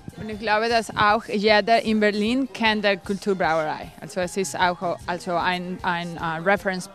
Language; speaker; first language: German; non-native, fluent; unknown